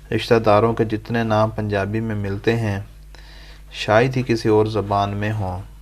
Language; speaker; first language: Urdu; non-native, local second language; Punjabi